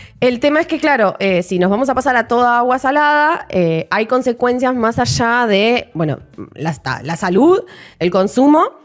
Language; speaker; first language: Spanish; native; Spanish